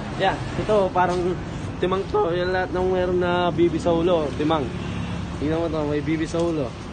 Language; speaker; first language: Filipino; non-native, local second language; Pampanga